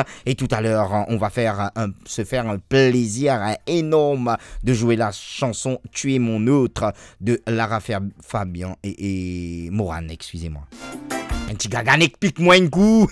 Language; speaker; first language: French; non-native, local second language; Morisyen